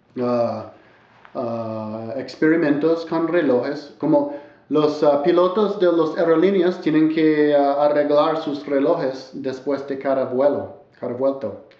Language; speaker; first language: Spanish; non-native, learner; English